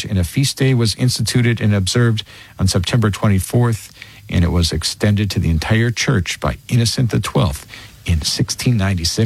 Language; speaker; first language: English; native; English